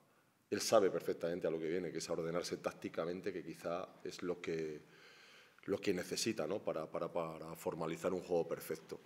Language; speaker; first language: Spanish; native; Spanish